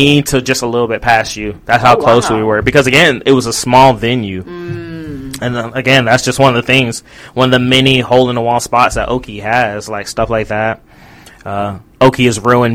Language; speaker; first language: English; native; English